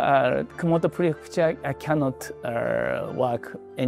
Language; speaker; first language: English; non-native, learner; Japanese